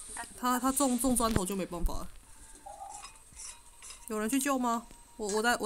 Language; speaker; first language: Chinese; native; Chinese